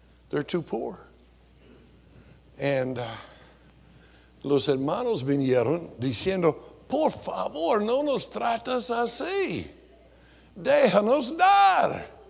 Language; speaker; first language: Spanish; non-native, fluent; English